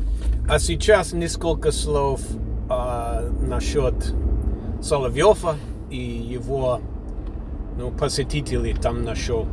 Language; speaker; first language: Russian; non-native, fluent; English